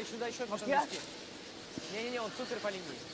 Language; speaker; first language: Russian; native; Russian